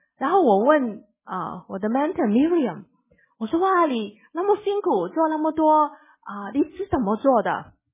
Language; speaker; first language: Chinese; early bilingual, heritage; Cantonese